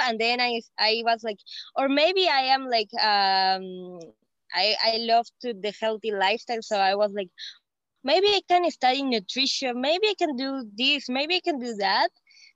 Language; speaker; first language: English; non-native, fluent; Spanish